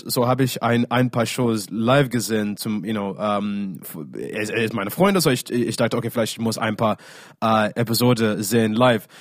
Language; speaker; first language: German; non-native, learner; English